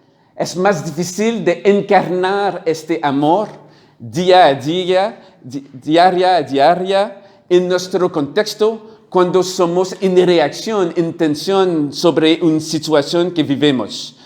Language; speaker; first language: Spanish; non-native, learner; French